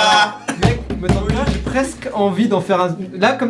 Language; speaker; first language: French; native; French